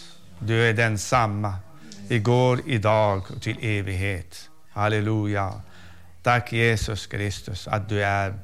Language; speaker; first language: Swedish; non-native, fluent; Arabic